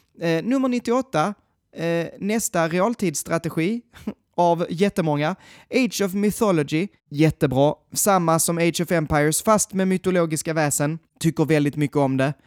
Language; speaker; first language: Swedish; native; Swedish